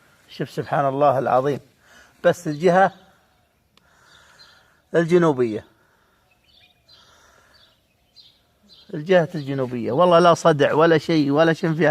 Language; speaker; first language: Arabic; native; Arabic